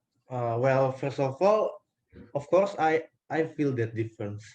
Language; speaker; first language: English; non-native, learner; Indonesian